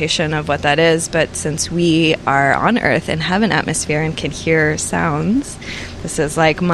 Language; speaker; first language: English; native; English